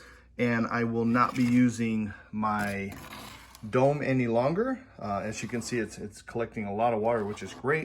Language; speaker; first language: English; native; English